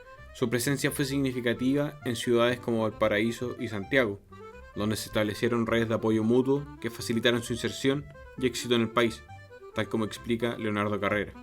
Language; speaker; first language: Spanish; native; Spanish